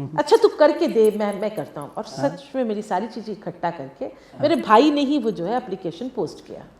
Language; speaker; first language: Hindi; non-native, local second language; Tamil